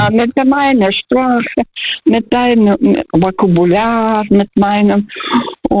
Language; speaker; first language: German; non-native, fluent; Russian